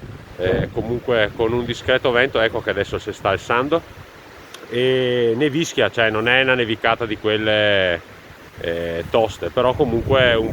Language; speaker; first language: Italian; native; Italian